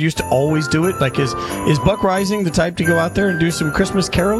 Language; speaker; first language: English; native; English